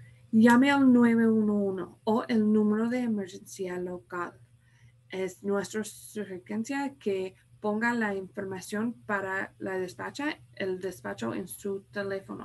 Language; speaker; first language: Spanish; non-native, fluent; English